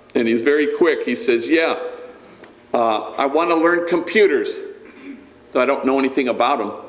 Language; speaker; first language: English; native; English